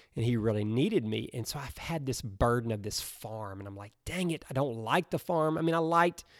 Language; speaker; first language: English; native; English